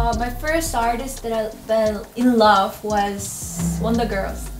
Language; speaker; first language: English; non-native, learner; Korean